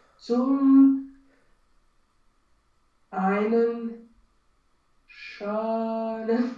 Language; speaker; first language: German; non-native, learner; Romanian